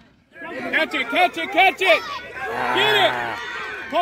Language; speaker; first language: English; native; English